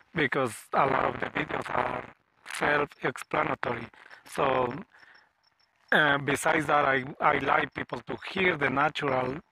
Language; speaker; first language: English; non-native, fluent; Spanish